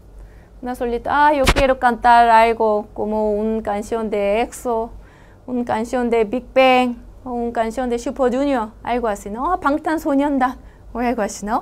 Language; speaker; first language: Spanish; non-native, learner; Korean